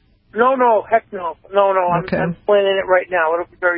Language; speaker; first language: English; native; English